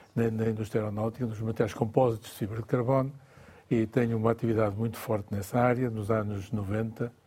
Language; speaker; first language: Portuguese; native; Portuguese